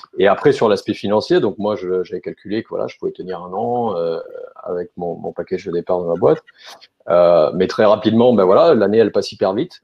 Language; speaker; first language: French; native; French